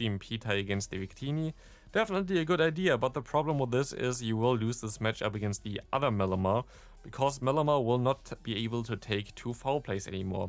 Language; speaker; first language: English; non-native, fluent; German